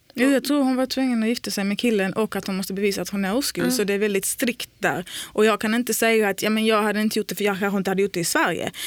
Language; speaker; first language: Swedish; early bilingual, other home language; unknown